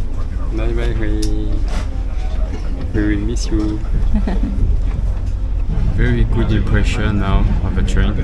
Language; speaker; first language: English; non-native, fluent; French